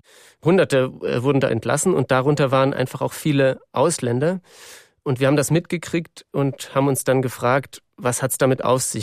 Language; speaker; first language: German; native; German